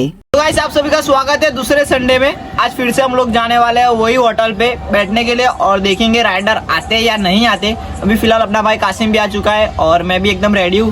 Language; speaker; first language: Hindi; non-native, local second language; Gujarati